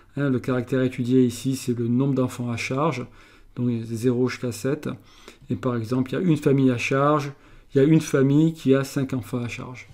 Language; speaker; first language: French; native; French